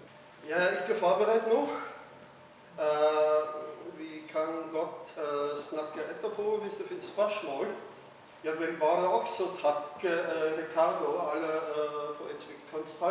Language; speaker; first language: Swedish; non-native, fluent; German